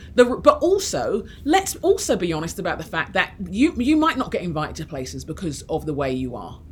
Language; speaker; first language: English; early bilingual, other home language; Yoruba